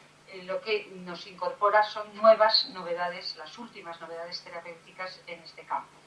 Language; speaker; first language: Spanish; native; Spanish